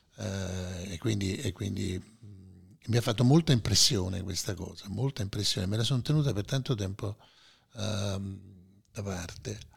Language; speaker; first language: Italian; native; Italian